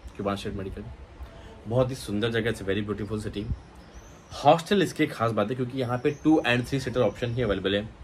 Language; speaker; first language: Hindi; non-native, local second language; Marathi